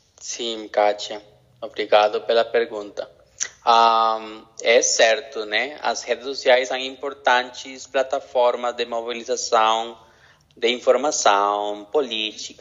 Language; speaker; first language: Portuguese; non-native, learner; Spanish